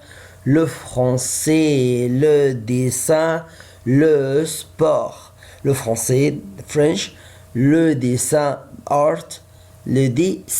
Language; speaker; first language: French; non-native, fluent; Arabic